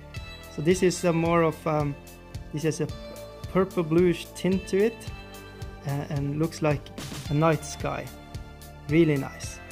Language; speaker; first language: English; non-native, fluent; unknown